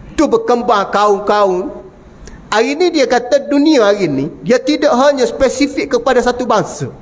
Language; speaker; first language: Malay; native; Malay